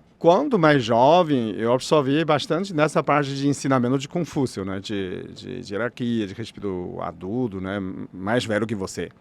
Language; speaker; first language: Portuguese; non-native, fluent; Chinese